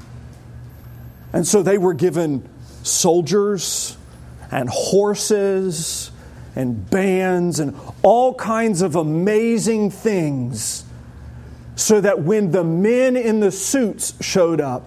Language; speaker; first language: English; native; English